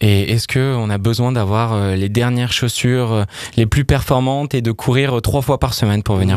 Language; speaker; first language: French; native; French